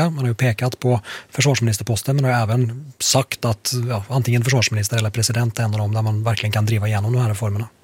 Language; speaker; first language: Swedish; native; Swedish